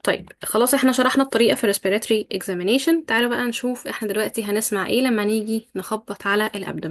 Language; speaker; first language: Arabic; native; Arabic